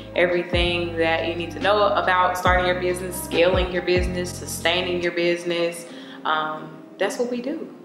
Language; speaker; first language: English; native; English